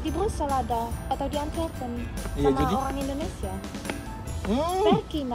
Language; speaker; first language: Indonesian; non-native, fluent; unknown